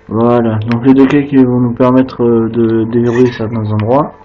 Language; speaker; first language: French; native; French